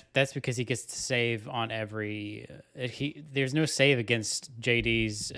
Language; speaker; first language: English; native; English